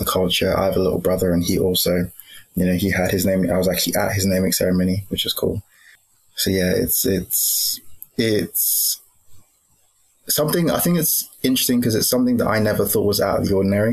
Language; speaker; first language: English; native; English